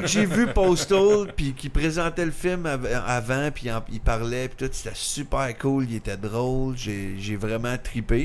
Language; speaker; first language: French; native; French